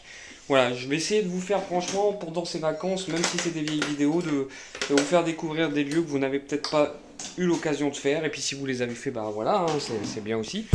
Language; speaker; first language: French; native; French